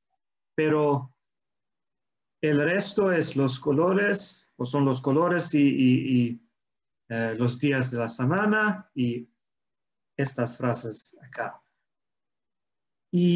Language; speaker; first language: Spanish; non-native, fluent; English